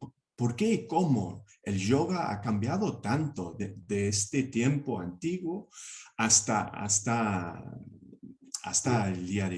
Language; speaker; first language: Spanish; non-native, fluent; English